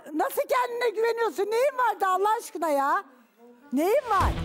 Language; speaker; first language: Turkish; native; Turkish